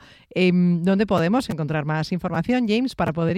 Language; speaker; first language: Spanish; native; Spanish